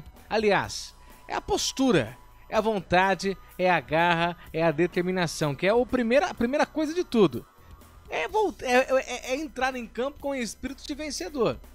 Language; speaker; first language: Portuguese; native; Portuguese